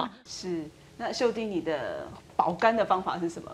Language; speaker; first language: Chinese; native; Chinese